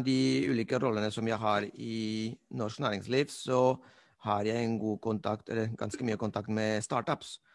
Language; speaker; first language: Norwegian; non-native, fluent; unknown